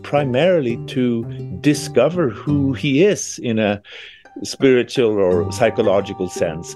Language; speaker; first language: English; non-native, fluent; Swedish